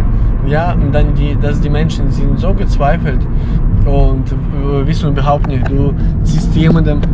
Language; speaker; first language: German; non-native, fluent; Ukrainian